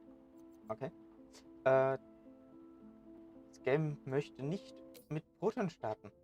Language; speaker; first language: German; native; German